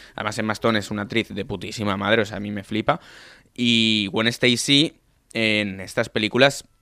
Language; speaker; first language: Spanish; non-native, local second language; Catalan